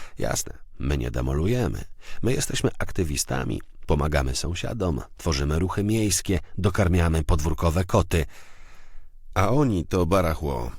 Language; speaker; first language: Polish; native; Polish